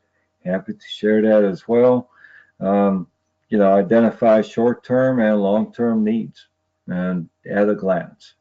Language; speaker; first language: English; native; English